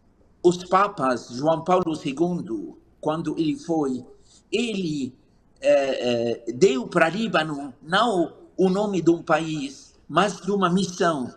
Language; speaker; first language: Portuguese; non-native, fluent; Arabic